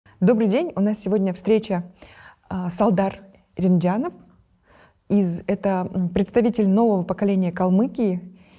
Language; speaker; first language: Russian; non-native, local second language; Kyrgyz